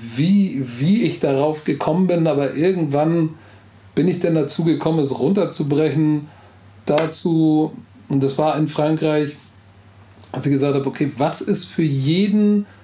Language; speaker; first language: German; native; German